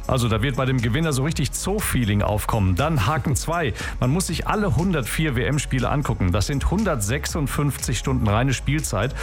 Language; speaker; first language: German; native; German